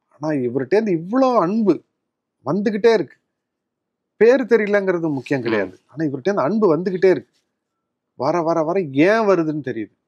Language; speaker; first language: Tamil; native; Tamil